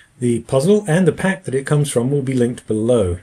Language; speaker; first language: English; native; English